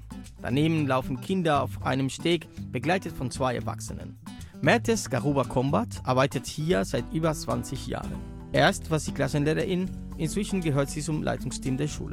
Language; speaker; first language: German; native; German